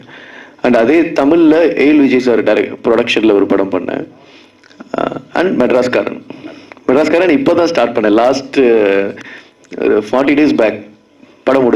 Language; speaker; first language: Tamil; non-native, fluent; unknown